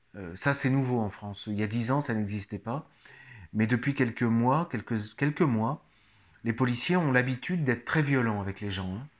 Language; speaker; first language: French; native; French